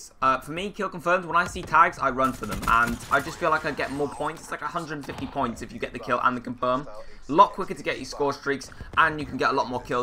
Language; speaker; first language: English; native; English